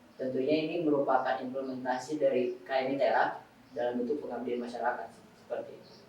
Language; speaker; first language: Indonesian; native; Indonesian